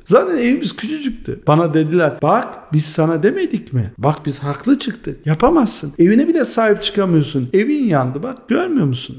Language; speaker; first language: Turkish; early bilingual, heritage; Turkish